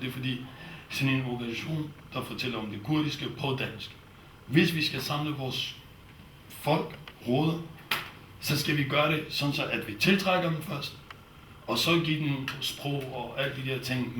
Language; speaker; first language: Danish; non-native, fluent; Kurdish